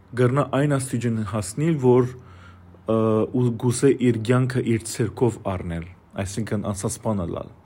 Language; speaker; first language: Armenian; native; Armenian